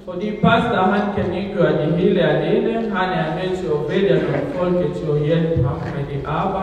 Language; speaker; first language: Danish; non-native, fluent; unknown